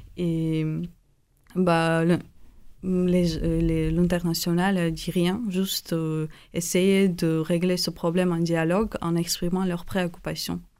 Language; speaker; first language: French; non-native, fluent; Armenian